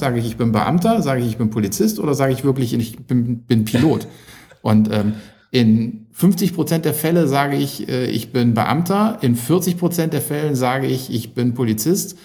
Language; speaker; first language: German; native; German